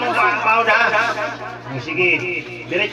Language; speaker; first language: Filipino; non-native, local second language; Bikol